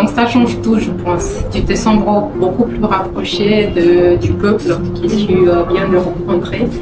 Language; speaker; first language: French; non-native, fluent; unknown